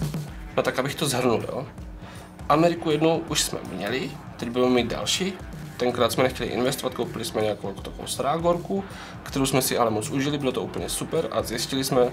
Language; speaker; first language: Czech; native; Czech